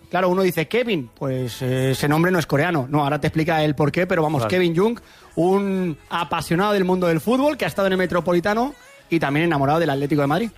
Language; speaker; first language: Spanish; native; Spanish